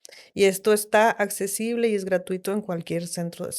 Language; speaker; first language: Spanish; native; Spanish